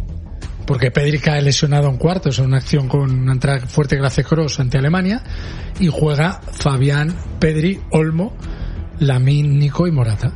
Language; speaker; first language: Spanish; native; Spanish